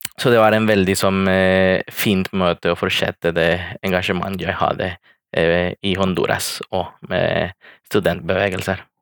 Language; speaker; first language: Norwegian; non-native, fluent; Spanish